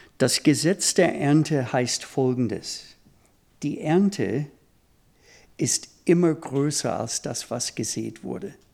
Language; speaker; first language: German; non-native, fluent; English